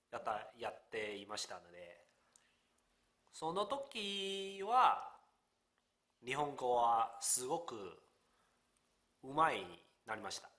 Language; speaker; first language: Japanese; non-native, learner; Chinese